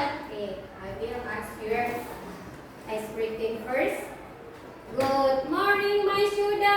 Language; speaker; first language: English; non-native, learner; Indonesian